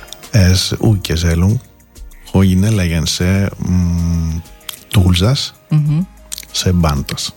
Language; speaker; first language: Hungarian; non-native, learner; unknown